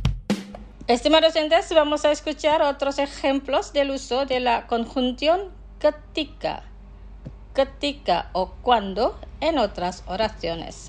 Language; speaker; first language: Spanish; non-native, fluent; Indonesian